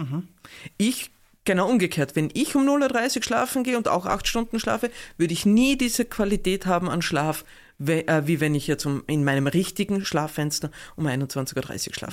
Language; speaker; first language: German; native; German